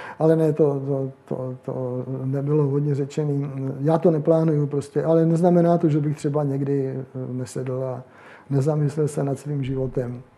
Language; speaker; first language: Czech; native; Czech